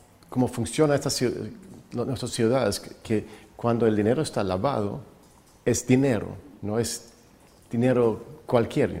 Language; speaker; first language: Spanish; non-native, fluent; Swedish